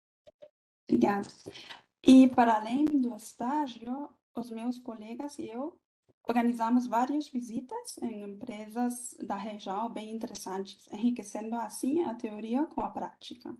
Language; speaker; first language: Portuguese; non-native, fluent; German